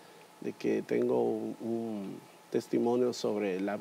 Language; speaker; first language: Spanish; native; Spanish